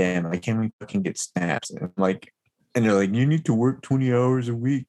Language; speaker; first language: English; native; English